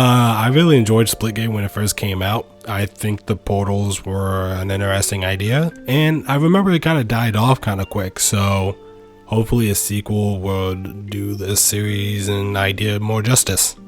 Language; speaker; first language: English; native; English